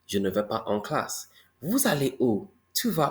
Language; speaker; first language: French; non-native, fluent; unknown